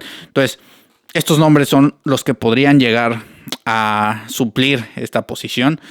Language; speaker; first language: Spanish; native; Spanish